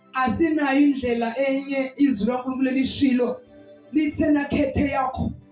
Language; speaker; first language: Zulu; native; Zulu